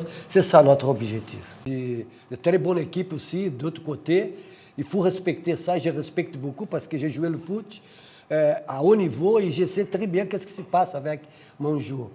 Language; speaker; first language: French; non-native, fluent; Portuguese